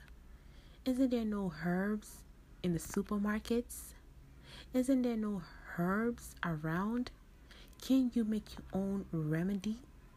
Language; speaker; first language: English; non-native, local second language; Akan